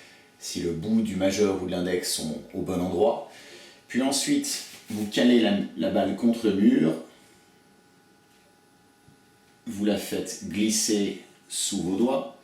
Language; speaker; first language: French; native; French